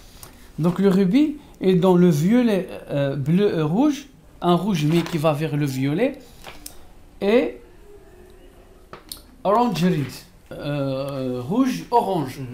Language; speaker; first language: French; non-native, local second language; Arabic